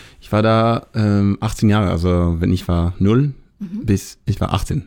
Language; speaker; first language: German; non-native, learner; Hebrew